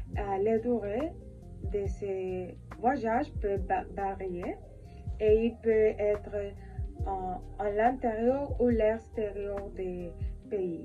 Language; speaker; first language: French; non-native, learner; Spanish